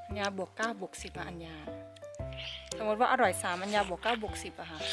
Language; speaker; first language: Thai; native; Thai